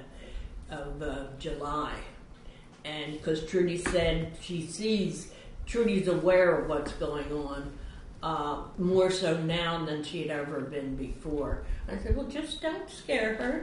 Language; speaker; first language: English; early bilingual, other home language; Swedish